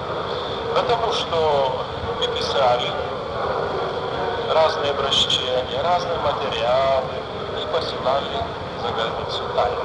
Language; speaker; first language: Russian; non-native, fluent; Lithuanian